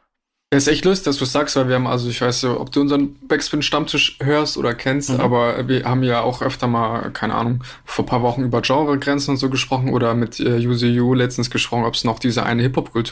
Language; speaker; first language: German; native; German